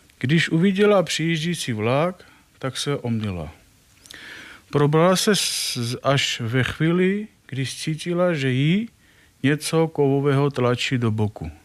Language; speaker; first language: Czech; non-native, fluent; Armenian